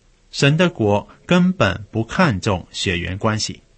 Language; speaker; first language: Chinese; native; Chinese